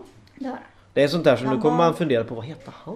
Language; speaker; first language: Swedish; native; Swedish